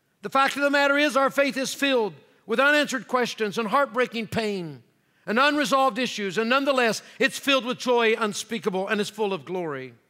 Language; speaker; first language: English; native; English